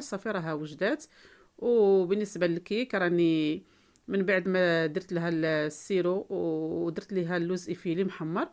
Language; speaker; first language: Arabic; native; Arabic